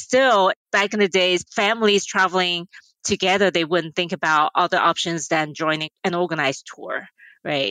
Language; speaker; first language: English; non-native, local second language; Cantonese